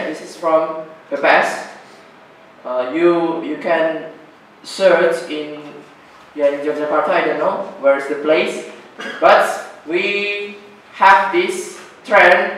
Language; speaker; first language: English; non-native, learner; Indonesian